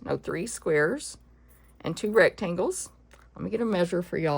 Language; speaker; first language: English; native; English